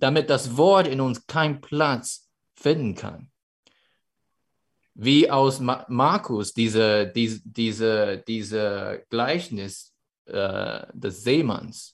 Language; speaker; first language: German; non-native, fluent; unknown